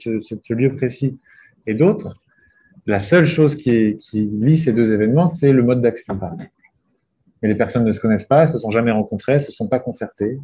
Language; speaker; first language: French; native; French